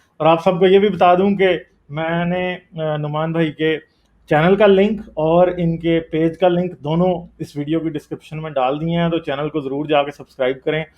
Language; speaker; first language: Urdu; native; Urdu